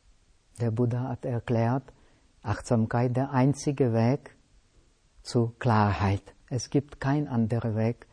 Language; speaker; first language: German; non-native, fluent; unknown